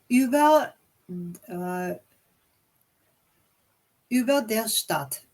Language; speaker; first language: German; non-native, learner; English